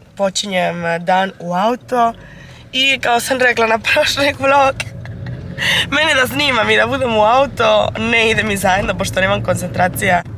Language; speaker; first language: Bosnian; early bilingual, heritage; Bosnian